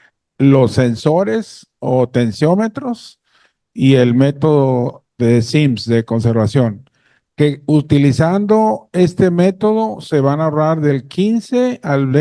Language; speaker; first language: Spanish; native; Spanish